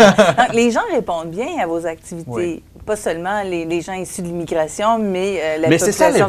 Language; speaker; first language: French; native; French